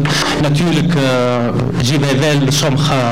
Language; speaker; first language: Dutch; non-native, learner; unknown